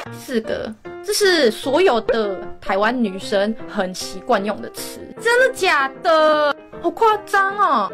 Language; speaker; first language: Chinese; non-native, fluent; Korean